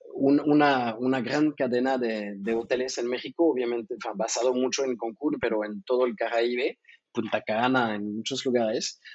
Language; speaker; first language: Spanish; non-native, fluent; French